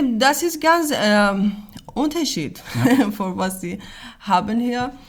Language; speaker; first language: German; non-native, learner; Persian